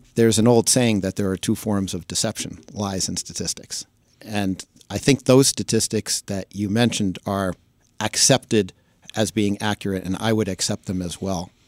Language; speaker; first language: English; native; English